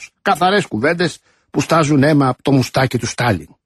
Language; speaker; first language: Greek; native; Greek